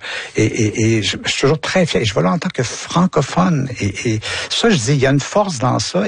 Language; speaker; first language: French; native; French